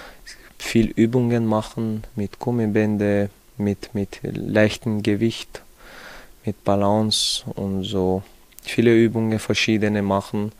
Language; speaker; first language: German; non-native, fluent; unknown